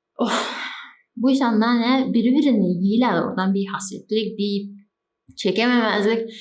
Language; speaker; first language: Turkish; native; Turkish